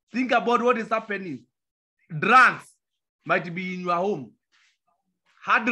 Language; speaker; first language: English; non-native, local second language; Kamba